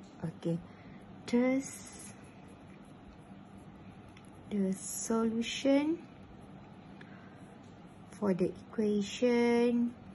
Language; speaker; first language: English; non-native, local second language; Malay